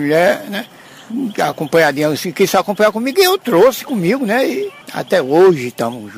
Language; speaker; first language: Portuguese; native; Portuguese